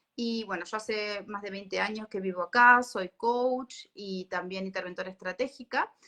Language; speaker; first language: Spanish; native; Spanish